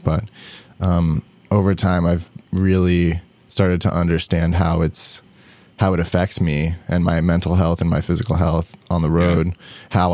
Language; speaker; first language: English; native; English